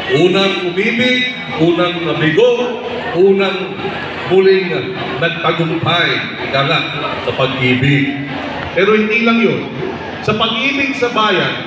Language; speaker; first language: Filipino; native; Filipino